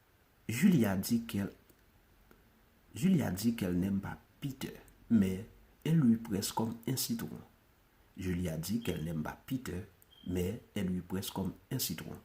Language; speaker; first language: French; non-native, local second language; Haitian Creole